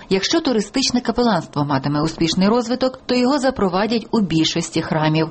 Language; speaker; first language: Ukrainian; native; Ukrainian